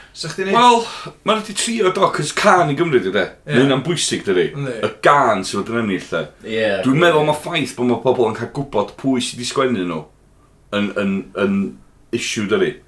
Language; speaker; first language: Welsh; native; Welsh